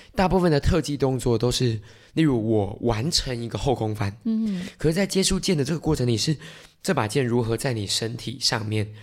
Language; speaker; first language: Chinese; native; Chinese